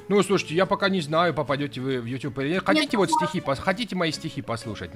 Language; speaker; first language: Russian; native; Russian